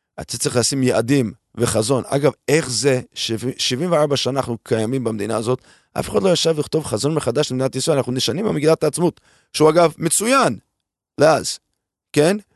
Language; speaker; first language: Hebrew; non-native, fluent; English